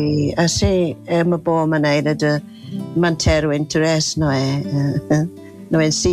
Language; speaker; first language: Portuguese; non-native, fluent; English